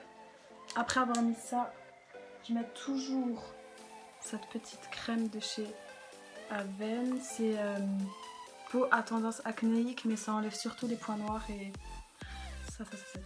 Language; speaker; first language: French; native; French